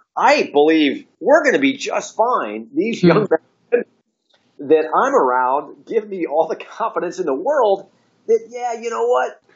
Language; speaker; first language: English; native; English